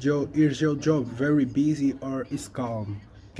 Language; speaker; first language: English; non-native, learner; Portuguese